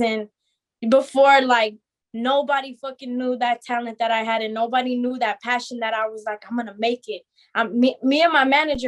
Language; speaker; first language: English; native; English